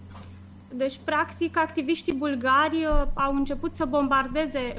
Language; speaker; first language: Romanian; native; Romanian